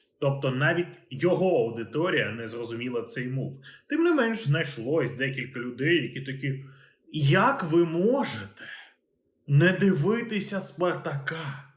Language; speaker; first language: Ukrainian; native; Ukrainian